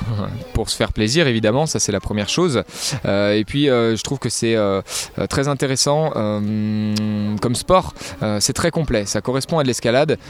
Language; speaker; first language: French; native; French